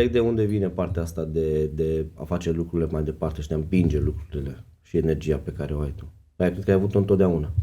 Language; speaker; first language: Romanian; native; Romanian